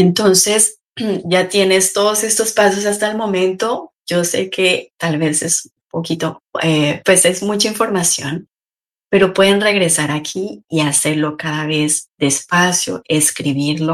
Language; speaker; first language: Spanish; native; Spanish